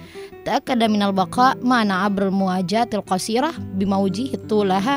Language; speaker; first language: Arabic; non-native, fluent; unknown